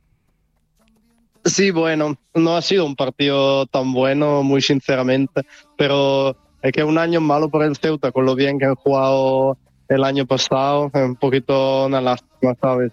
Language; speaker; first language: Spanish; non-native, fluent; Italian